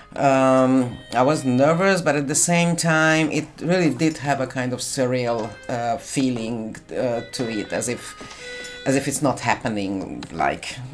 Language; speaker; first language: English; non-native, fluent; Hungarian